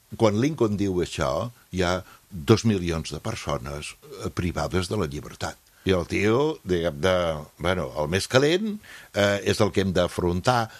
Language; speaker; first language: Catalan; non-native, fluent; English